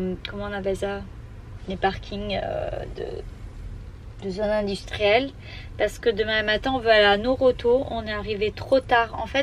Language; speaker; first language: French; native; French